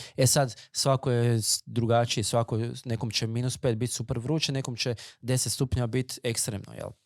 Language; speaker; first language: Croatian; native; Croatian